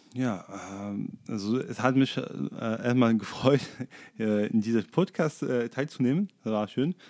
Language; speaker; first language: German; non-native, fluent; Arabic